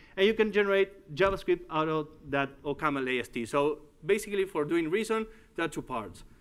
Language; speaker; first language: English; non-native, fluent; Spanish